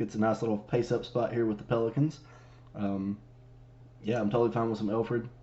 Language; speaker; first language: English; native; English